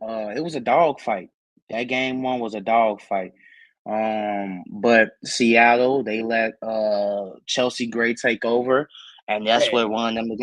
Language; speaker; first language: English; native; English